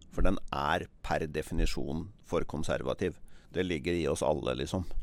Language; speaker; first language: Norwegian; native; Norwegian